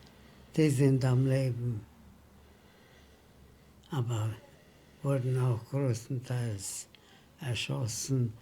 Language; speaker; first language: German; early bilingual, heritage; German